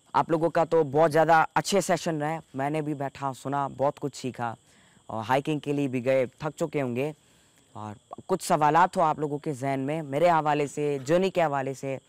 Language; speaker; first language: Urdu; native; Urdu